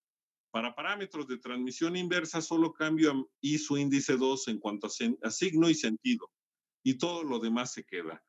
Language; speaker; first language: Spanish; native; Spanish